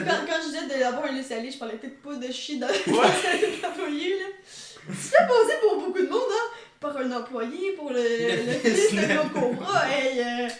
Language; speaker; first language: French; native; French